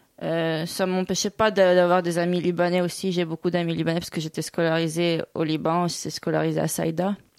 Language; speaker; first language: French; non-native, local second language; Russian